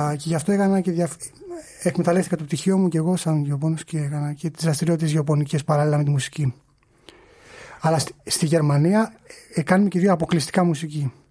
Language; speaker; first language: Greek; native; Greek